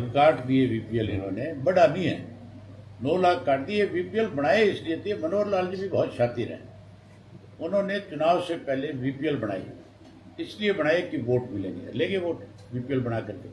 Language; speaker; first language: Hindi; native; Hindi